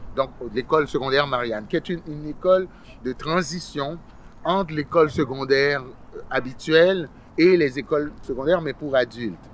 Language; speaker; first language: French; early bilingual, other home language; Haitian Creole